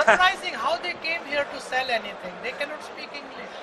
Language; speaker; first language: English; non-native, fluent; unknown